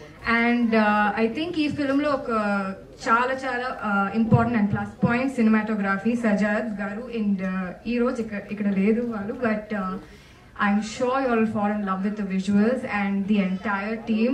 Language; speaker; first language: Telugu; non-native, fluent; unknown